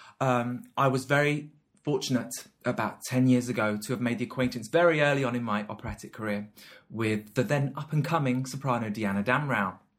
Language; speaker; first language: English; native; English